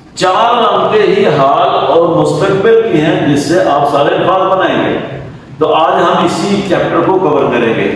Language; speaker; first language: Urdu; native; Urdu